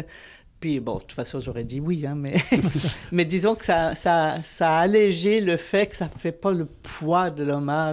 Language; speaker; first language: French; native; French